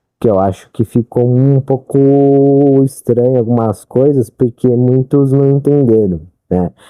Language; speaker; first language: Portuguese; native; Portuguese